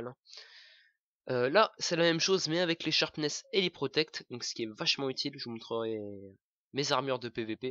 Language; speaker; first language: French; native; French